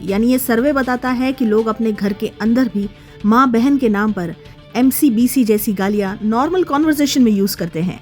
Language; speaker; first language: Hindi; native; Hindi